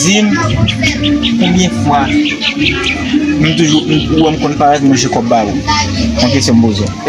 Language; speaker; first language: Haitian Creole; native; Haitian Creole